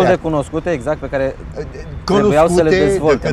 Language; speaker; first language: Romanian; native; Romanian